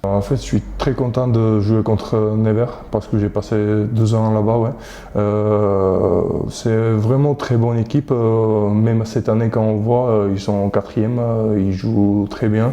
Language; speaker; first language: French; non-native, fluent; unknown